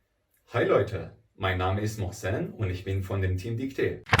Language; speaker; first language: German; non-native, fluent; Persian